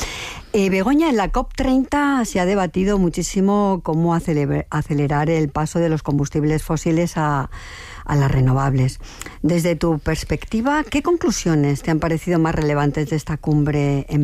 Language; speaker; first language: Spanish; native; Spanish